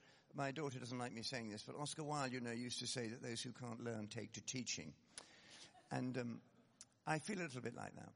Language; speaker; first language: English; native; English